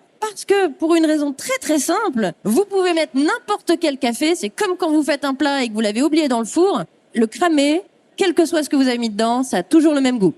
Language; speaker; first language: French; native; French